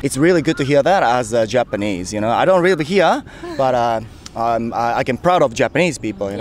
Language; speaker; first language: English; non-native, fluent; Japanese